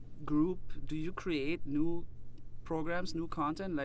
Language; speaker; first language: English; non-native, fluent; German